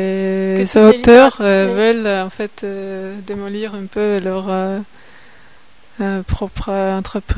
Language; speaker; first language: French; non-native, fluent; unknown